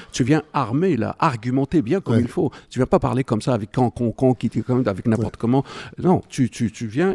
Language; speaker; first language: French; non-native, local second language; Arabic